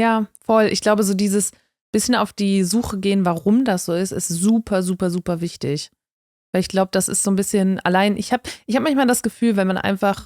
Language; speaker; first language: German; native; German